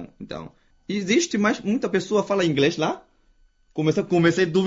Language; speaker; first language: Portuguese; non-native, fluent; Chinese